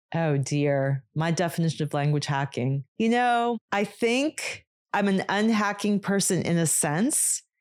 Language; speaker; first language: English; native; English